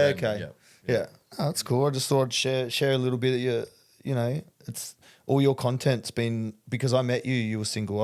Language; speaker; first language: English; native; English